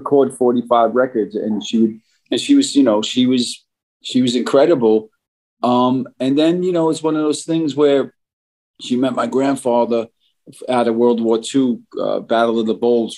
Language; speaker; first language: English; native; English